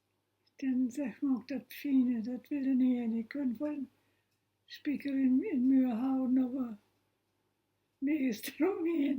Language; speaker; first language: German; non-native, local second language; Low German